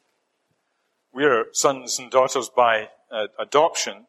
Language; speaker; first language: English; native; English